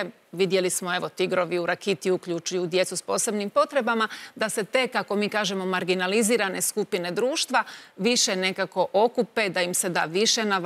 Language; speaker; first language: Croatian; native; Croatian